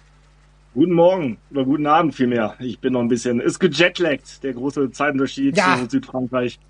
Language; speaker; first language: German; native; German